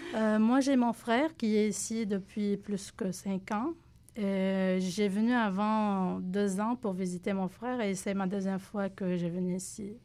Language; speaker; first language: French; non-native, local second language; Arabic